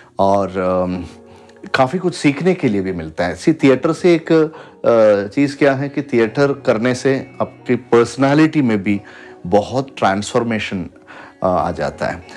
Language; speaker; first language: Hindi; non-native, local second language; Malayalam